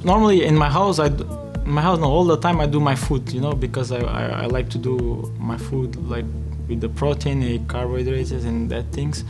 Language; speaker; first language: English; non-native, learner; Portuguese